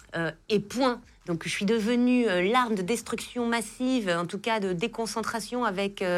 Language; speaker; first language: French; native; French